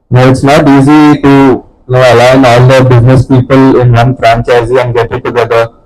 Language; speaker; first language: English; non-native, local second language; Telugu